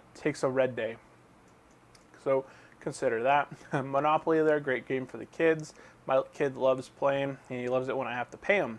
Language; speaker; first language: English; native; English